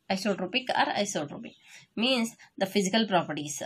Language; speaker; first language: English; non-native, local second language; Kannada